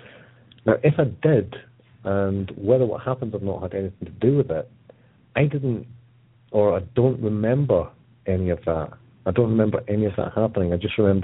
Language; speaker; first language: English; native; English